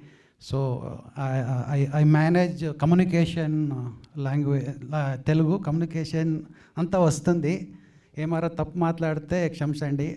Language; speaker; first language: Telugu; non-native, local second language; Kannada